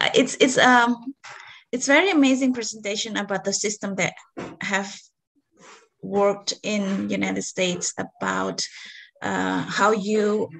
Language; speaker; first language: English; non-native, fluent; Indonesian